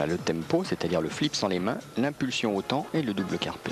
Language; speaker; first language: French; native; French